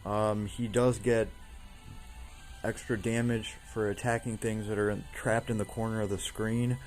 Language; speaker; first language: English; native; English